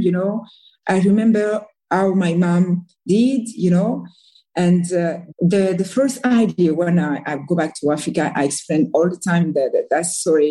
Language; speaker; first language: English; non-native, learner; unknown